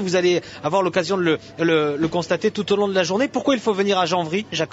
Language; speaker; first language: French; native; French